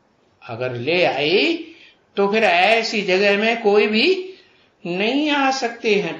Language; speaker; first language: Hindi; native; Hindi